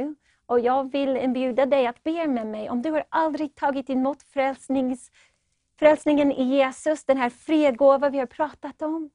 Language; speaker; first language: Swedish; non-native, fluent; English